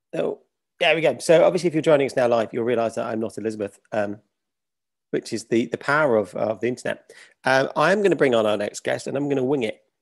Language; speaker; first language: English; native; English